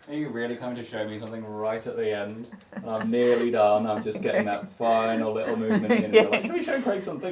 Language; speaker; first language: English; native; English